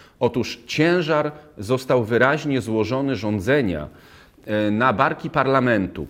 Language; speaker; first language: Polish; native; Polish